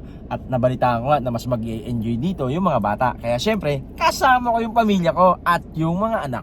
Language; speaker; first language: Filipino; native; Filipino